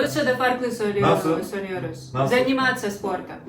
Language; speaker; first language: Turkish; non-native, learner; Russian